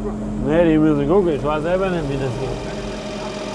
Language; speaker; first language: German; non-native, fluent; Russian